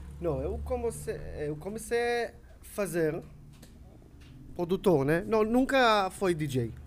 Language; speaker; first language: Portuguese; non-native, learner; Hebrew